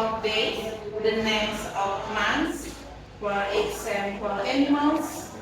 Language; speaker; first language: English; non-native, fluent; Indonesian